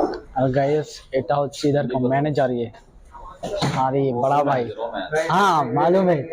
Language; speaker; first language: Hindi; non-native, fluent; Bangla